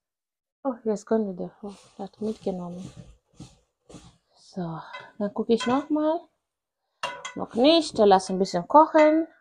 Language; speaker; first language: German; non-native, learner; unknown